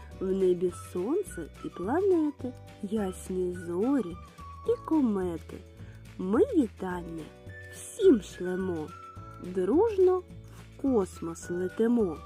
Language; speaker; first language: Ukrainian; native; Ukrainian